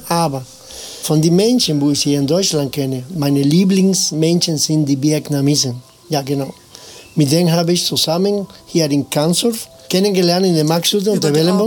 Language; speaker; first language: German; non-native, fluent; Spanish